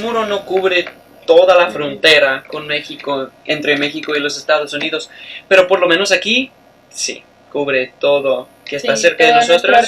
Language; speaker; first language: Spanish; non-native, fluent; English